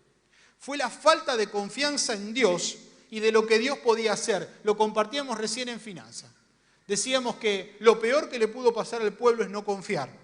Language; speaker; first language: Spanish; native; Spanish